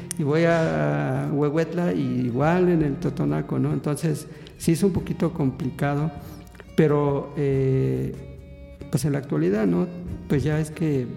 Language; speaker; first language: Spanish; non-native, local second language; Nahuatl languages